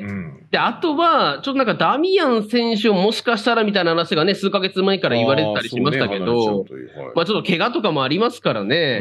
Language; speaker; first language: Japanese; native; Japanese